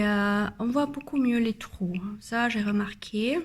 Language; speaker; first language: French; non-native, learner; German